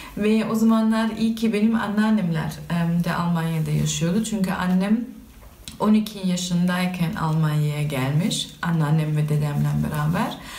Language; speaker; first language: Turkish; early bilingual, heritage; Turkish